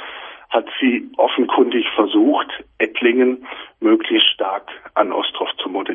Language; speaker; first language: German; native; German